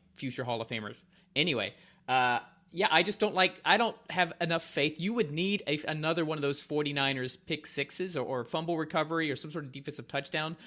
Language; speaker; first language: English; native; English